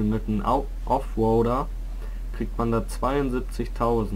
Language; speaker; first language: German; native; German